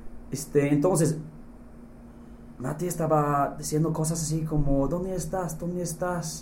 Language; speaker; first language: Spanish; non-native, fluent; English